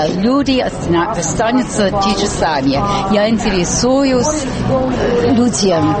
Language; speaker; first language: Russian; non-native, learner; English